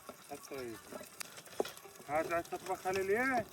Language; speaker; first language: Arabic; native; Arabic